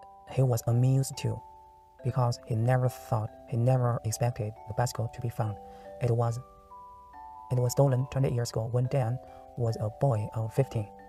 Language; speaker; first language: English; non-native, learner; Chinese